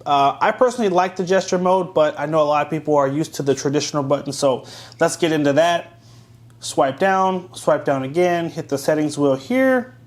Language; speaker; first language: English; native; English